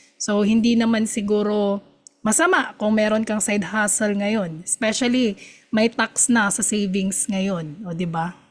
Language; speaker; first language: Filipino; non-native, local second language; Cebuano